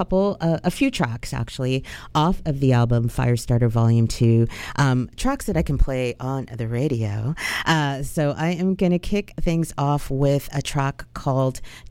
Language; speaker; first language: English; native; English